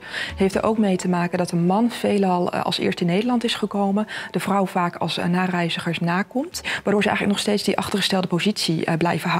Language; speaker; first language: Dutch; native; Dutch